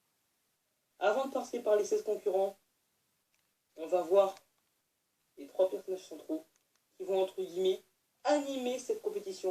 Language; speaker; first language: French; native; French